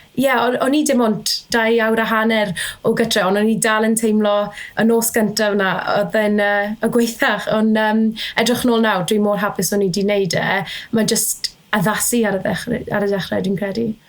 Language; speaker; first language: Welsh; native; Welsh